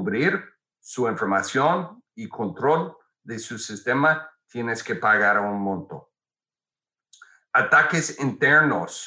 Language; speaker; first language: Spanish; non-native, fluent; English